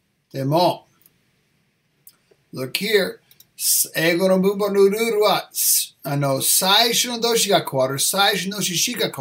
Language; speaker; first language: Japanese; non-native, learner; English